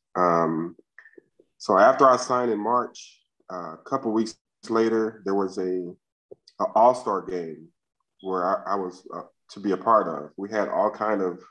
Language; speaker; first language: English; native; English